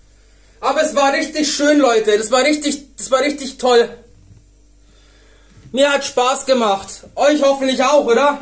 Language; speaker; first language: German; native; German